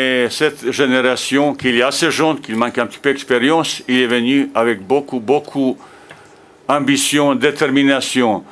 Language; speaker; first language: French; non-native, fluent; Bosnian